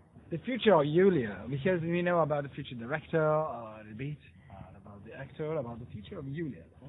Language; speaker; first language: English; non-native, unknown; Italian